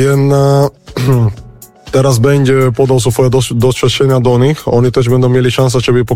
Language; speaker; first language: Polish; non-native, fluent; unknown